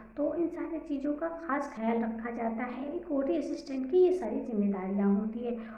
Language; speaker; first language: Hindi; native; Hindi